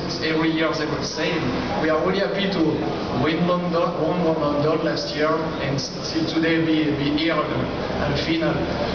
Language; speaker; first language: English; non-native, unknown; French